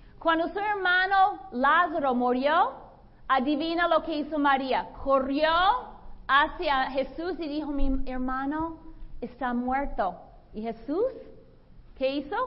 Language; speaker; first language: Spanish; non-native, fluent; English